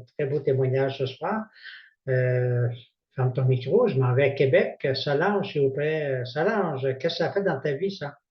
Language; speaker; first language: French; native; French